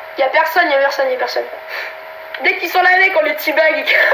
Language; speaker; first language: French; native; French